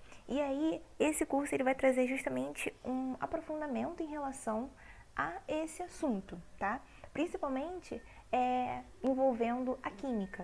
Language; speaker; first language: Portuguese; native; Portuguese